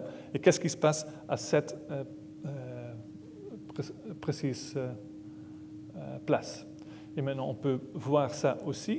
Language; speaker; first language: French; non-native, learner; Dutch